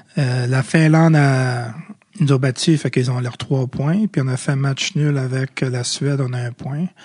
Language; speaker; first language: French; early bilingual, other home language; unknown